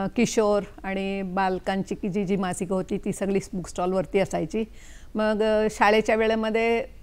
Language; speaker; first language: Marathi; non-native, local second language; Kannada